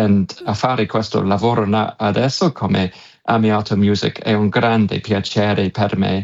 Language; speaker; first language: Italian; non-native, fluent; English